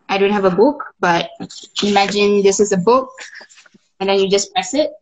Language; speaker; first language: English; non-native, local second language; Malay